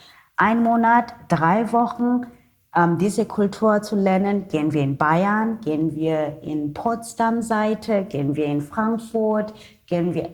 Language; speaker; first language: German; non-native, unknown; Xhosa